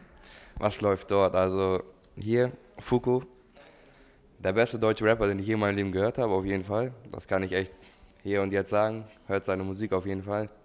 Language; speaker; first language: German; native; German